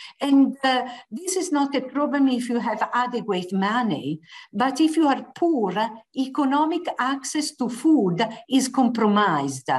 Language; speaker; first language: English; non-native, fluent; Italian